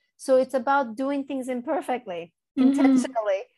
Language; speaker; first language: English; early bilingual, other home language; Turkish